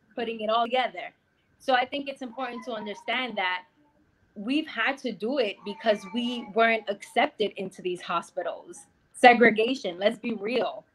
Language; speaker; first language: English; native; English